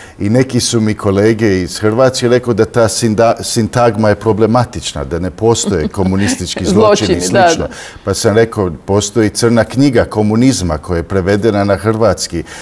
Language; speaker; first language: Croatian; early bilingual, heritage; Croatian